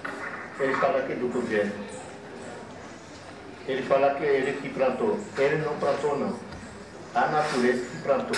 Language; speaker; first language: Portuguese; non-native, local second language; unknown